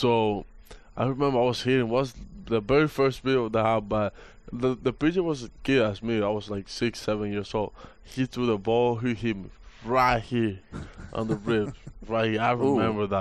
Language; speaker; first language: English; non-native, fluent; Spanish